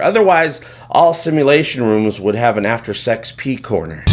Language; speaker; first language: English; native; English